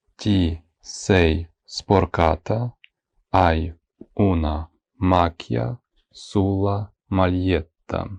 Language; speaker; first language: Italian; non-native, fluent; Ukrainian